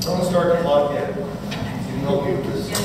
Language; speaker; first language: English; native; English